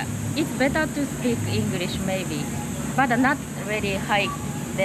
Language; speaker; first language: English; non-native, learner; Japanese